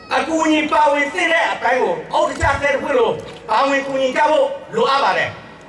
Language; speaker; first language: Burmese; non-native, local second language; S'gaw Karen